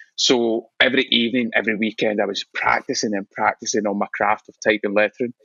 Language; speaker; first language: English; native; English